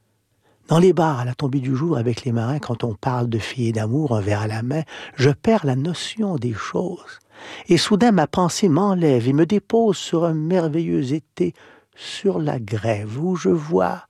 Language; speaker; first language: French; native; French